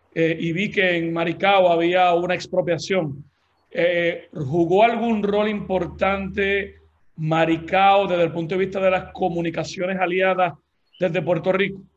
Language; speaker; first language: Spanish; native; Spanish